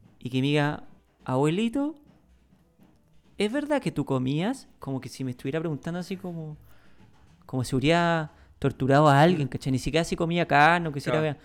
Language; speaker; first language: Spanish; native; Spanish